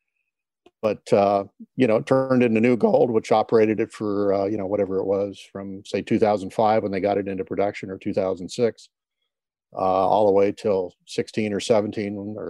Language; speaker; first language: English; native; English